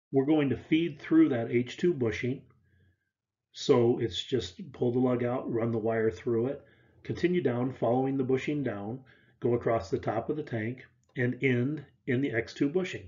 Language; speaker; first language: English; native; English